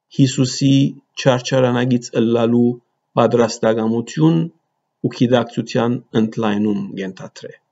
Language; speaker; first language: Armenian; early bilingual, heritage; Armenian